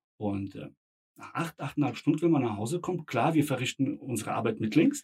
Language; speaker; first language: German; early bilingual, other home language; Bosnian